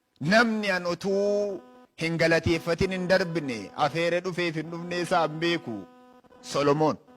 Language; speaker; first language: Oromo; native; Oromo